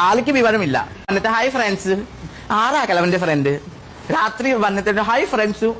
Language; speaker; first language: Malayalam; non-native, fluent; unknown